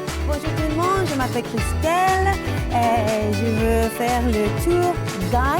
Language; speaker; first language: French; non-native, learner; Japanese